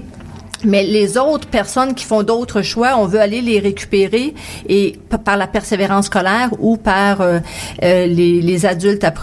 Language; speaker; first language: French; native; French